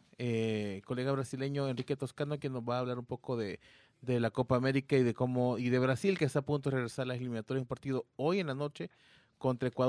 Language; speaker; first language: Spanish; native; Spanish